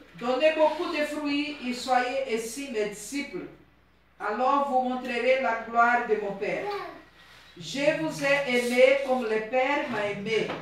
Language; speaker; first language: French; non-native, fluent; Portuguese